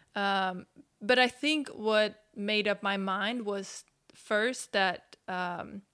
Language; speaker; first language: English; non-native, fluent; Swedish